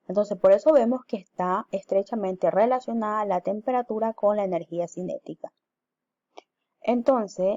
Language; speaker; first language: Spanish; native; Spanish